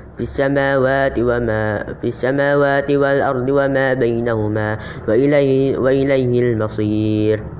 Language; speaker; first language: Arabic; non-native, learner; Indonesian